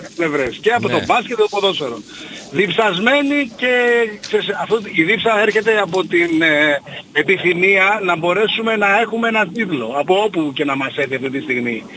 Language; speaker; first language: Greek; non-native, fluent; Italian